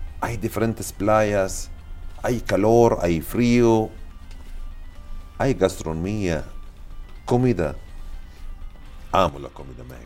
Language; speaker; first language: Spanish; non-native, learner; Arabic